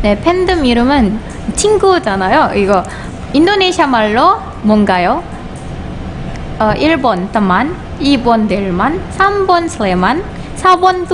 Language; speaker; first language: Korean; non-native, fluent; Indonesian